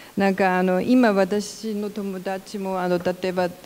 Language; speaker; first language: Japanese; non-native, learner; German